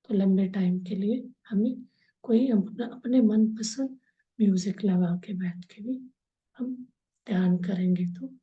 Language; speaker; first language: Hindi; non-native, local second language; Kannada